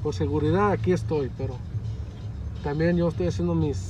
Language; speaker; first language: Spanish; early bilingual, heritage; Spanish